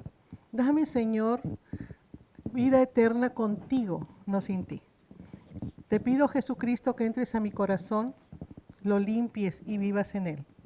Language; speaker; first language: Spanish; native; Spanish